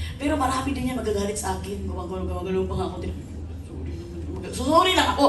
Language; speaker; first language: Filipino; non-native, local second language; Cebuano